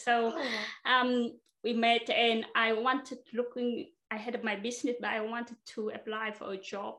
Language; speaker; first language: English; non-native, fluent; Vietnamese